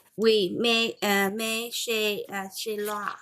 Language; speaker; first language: French; non-native, learner; Vietnamese